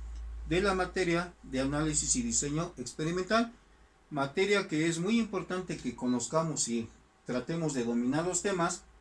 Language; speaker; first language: Spanish; native; Spanish